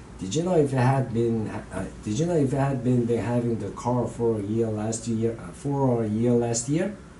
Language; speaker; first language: English; non-native, fluent; Korean